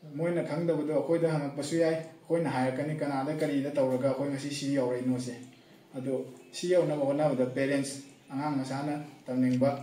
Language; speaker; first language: Manipuri; native; Manipuri